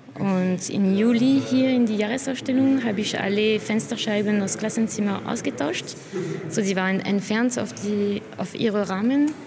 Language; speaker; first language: German; non-native, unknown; French